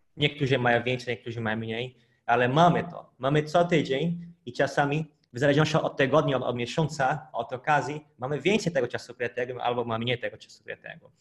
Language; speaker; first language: Polish; non-native, fluent; Portuguese